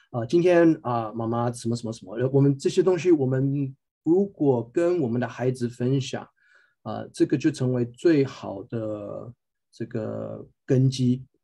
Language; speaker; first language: Chinese; early bilingual, heritage; Chinese